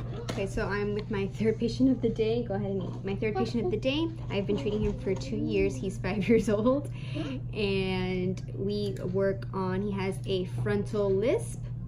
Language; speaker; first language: English; early bilingual, other home language; Spanish